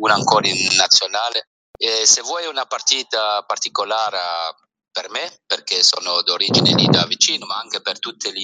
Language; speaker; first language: Italian; early bilingual, heritage; French